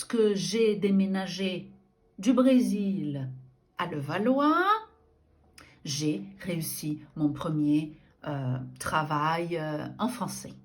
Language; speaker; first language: French; non-native, fluent; Portuguese